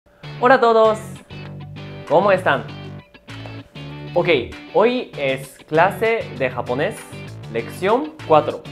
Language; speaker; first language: Spanish; non-native, fluent; Japanese